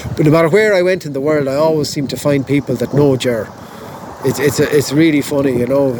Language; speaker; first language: English; native; English